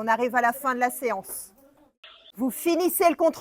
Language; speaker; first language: French; native; French